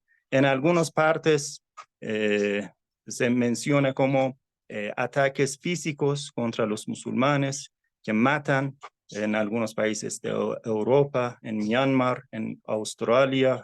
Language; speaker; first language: Spanish; non-native, fluent; Persian